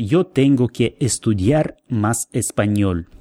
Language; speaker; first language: Spanish; non-native, fluent; Russian